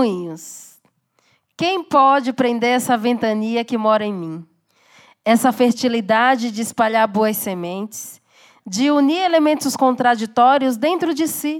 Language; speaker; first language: Portuguese; native; Portuguese